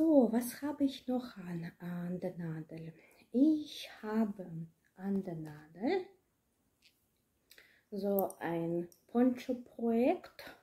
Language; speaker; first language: German; non-native, learner; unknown